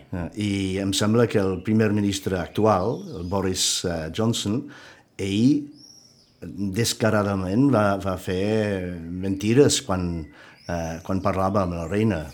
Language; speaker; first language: Catalan; non-native, fluent; English